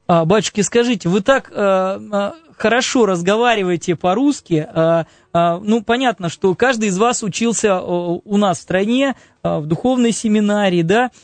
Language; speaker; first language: Russian; native; Russian